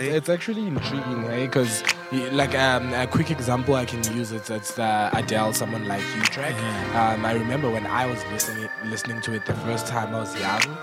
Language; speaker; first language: English; non-native, local second language; Swati